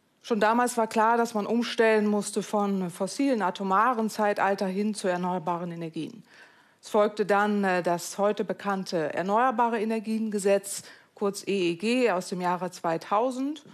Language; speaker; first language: German; native; German